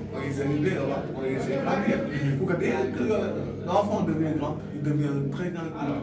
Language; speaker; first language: French; non-native, local second language; Wolof